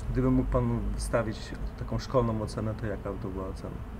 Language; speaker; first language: Polish; native; Polish